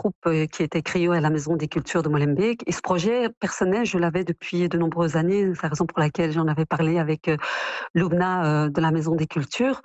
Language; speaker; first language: French; native; French